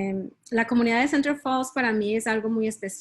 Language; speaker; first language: Spanish; early bilingual, heritage; Spanish